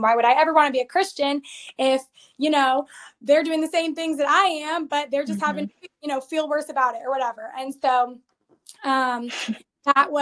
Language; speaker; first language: English; native; English